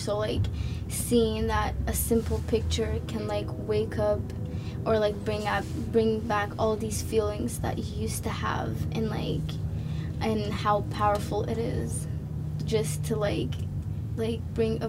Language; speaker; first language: English; non-native, local second language; Somali